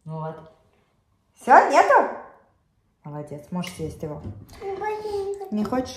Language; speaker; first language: Russian; native; Russian